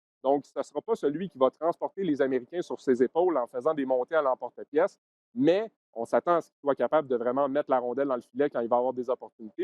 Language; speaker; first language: French; native; French